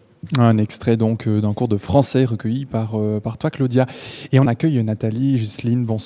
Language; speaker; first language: French; native; French